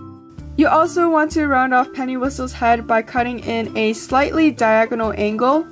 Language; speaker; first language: English; native; English